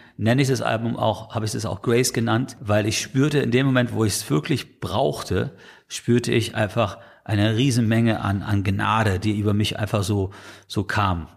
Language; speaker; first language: German; non-native, fluent; English